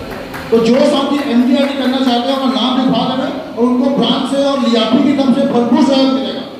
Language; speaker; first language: Hindi; native; Hindi